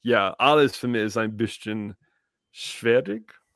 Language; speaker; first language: German; non-native, learner; English